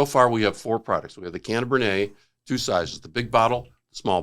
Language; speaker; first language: English; native; English